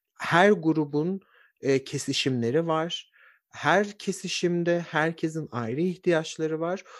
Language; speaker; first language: Turkish; native; Turkish